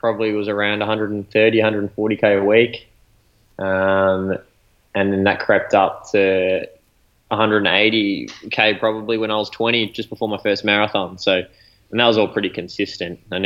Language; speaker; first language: English; native; English